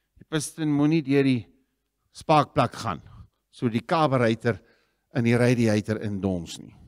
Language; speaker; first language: Afrikaans; native; Afrikaans